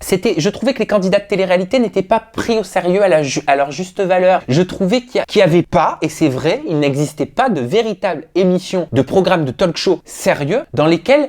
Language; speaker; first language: French; native; French